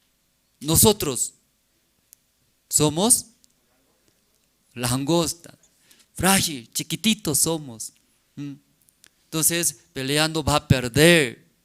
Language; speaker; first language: Spanish; non-native, learner; Korean